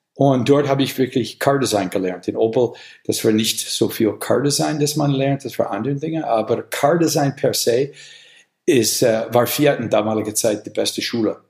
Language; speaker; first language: German; non-native, fluent; English